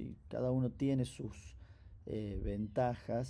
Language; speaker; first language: Spanish; native; Spanish